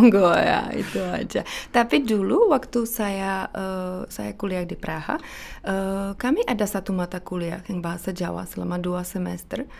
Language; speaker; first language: Indonesian; non-native, fluent; Czech